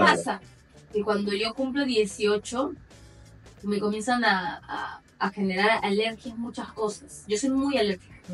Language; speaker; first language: Spanish; native; Spanish